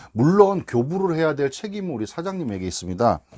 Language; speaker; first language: Korean; native; Korean